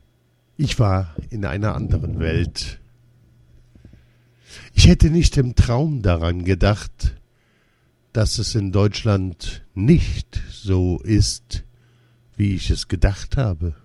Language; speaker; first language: German; early bilingual, other home language; Lithuanian